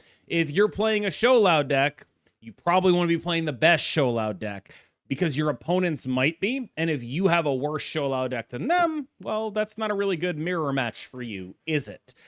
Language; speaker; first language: English; native; English